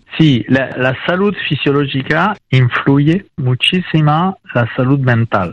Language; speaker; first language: Spanish; non-native, fluent; French